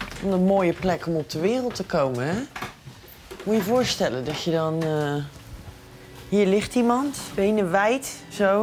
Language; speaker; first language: Dutch; native; Dutch